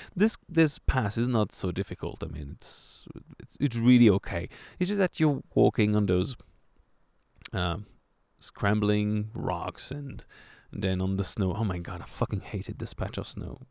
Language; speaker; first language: English; non-native, fluent; French